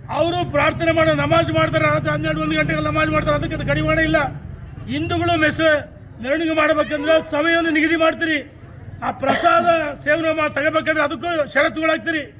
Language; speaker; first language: Kannada; native; Kannada